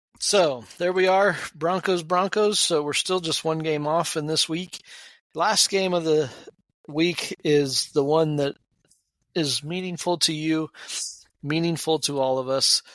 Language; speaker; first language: English; native; English